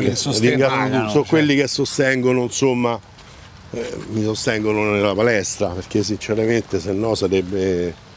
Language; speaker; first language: Italian; native; Italian